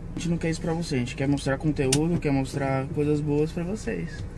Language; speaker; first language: Portuguese; native; Portuguese